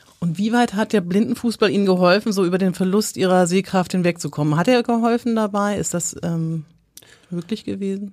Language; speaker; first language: German; native; German